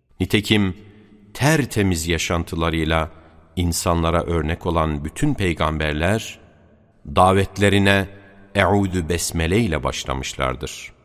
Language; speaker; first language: Turkish; native; Turkish